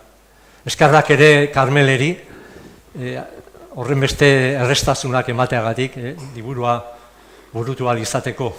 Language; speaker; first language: Basque; non-native, local second language; Spanish